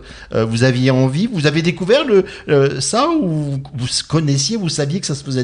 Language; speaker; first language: French; native; French